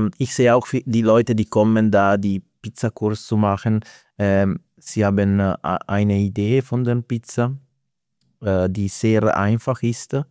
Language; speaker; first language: German; non-native, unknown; Italian